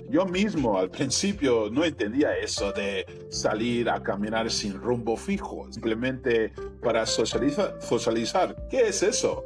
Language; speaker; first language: Spanish; non-native, fluent; English